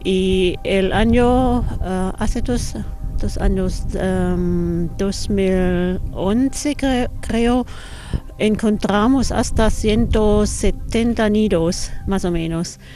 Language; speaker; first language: Spanish; non-native, fluent; German